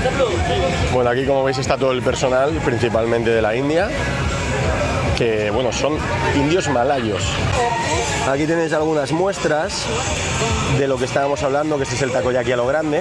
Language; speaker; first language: Spanish; native; Spanish